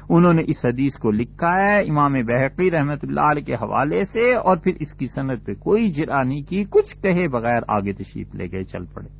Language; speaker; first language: Urdu; non-native, local second language; Punjabi